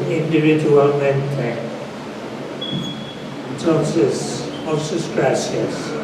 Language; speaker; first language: Spanish; non-native, fluent; English